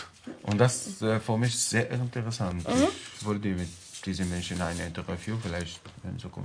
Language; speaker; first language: German; non-native, learner; Arabic